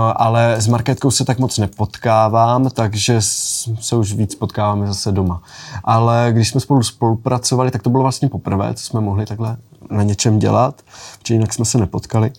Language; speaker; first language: Czech; native; Czech